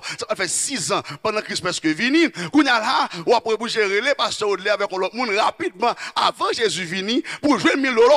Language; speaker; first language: French; non-native, local second language; Haitian Creole